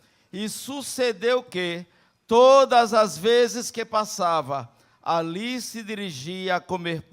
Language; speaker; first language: Portuguese; native; Portuguese